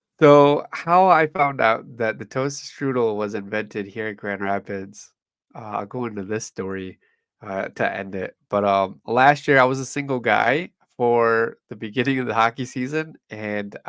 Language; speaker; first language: English; native; English